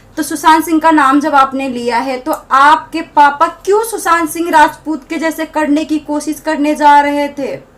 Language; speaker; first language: Hindi; native; Hindi